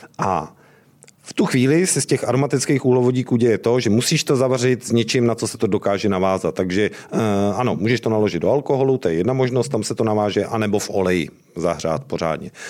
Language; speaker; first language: Czech; native; Czech